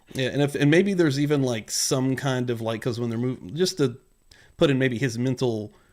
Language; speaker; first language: English; native; English